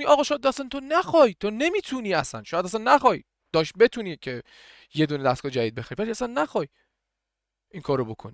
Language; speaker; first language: Persian; native; Persian